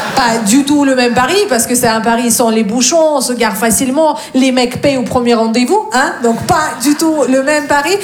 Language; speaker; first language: French; non-native, fluent; Russian